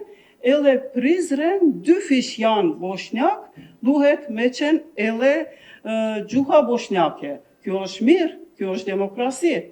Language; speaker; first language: Albanian; non-native, local second language; Turkish